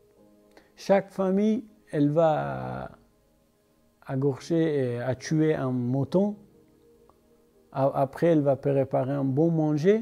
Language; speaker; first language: French; non-native, learner; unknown